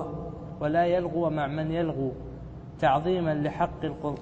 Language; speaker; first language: Arabic; native; Arabic